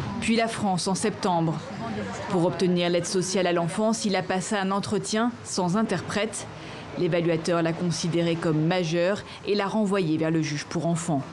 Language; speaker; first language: French; native; French